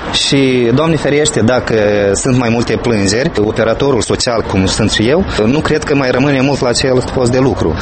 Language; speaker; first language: Romanian; native; Romanian